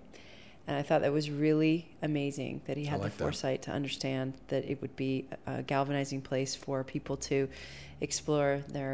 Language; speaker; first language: English; native; English